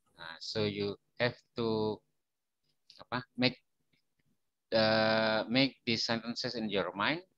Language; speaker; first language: English; non-native, fluent; Indonesian